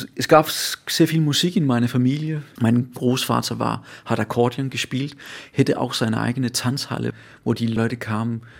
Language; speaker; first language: German; non-native, learner; Danish